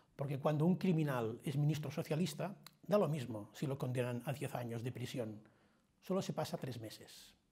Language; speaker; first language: Spanish; non-native, local second language; Catalan